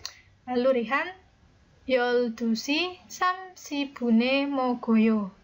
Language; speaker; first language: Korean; non-native, fluent; Indonesian